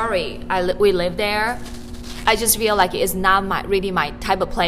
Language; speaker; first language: English; non-native, fluent; Chinese